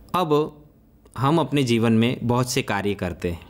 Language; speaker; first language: Hindi; non-native, local second language; Gujarati